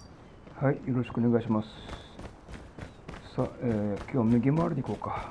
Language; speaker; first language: Japanese; native; Japanese